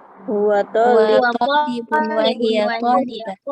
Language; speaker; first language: Arabic; non-native, learner; Indonesian